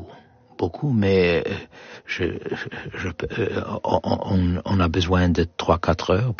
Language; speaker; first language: French; non-native, learner; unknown